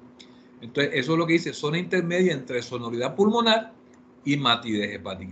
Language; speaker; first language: Spanish; native; Spanish